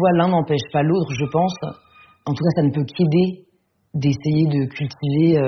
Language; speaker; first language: French; native; French